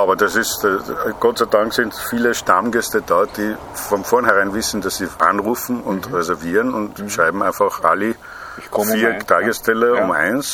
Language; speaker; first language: German; non-native, fluent; Persian